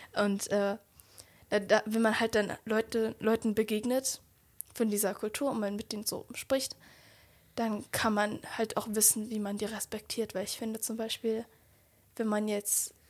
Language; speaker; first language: German; native; German